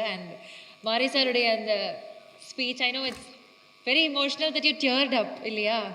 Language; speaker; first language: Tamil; native; Tamil